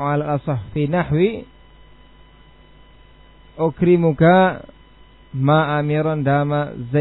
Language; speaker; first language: Arabic; non-native, fluent; Indonesian